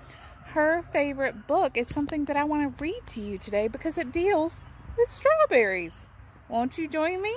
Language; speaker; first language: English; native; English